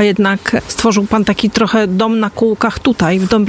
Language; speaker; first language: Polish; native; Polish